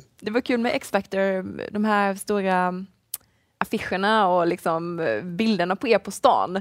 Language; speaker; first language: Swedish; native; Swedish